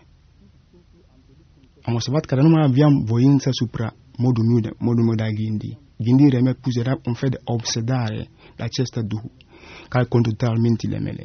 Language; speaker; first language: Romanian; non-native, fluent; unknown